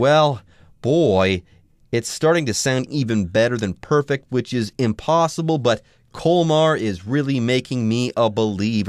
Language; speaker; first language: English; native; English